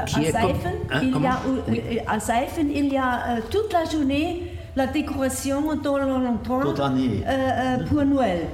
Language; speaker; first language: French; non-native, learner; German